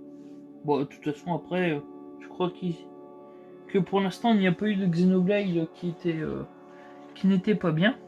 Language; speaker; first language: French; native; French